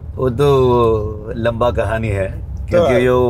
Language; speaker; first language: Hindi; non-native, local second language; Kannada